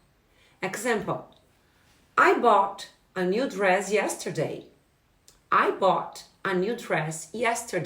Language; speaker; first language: English; non-native, fluent; Portuguese